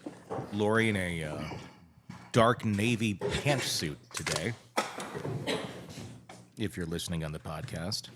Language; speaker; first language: English; native; English